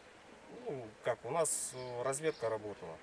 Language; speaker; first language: Russian; native; Russian